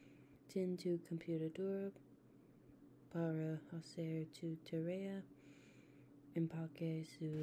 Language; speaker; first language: Spanish; non-native, learner; English